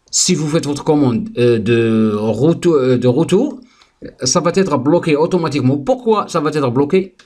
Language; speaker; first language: French; non-native, fluent; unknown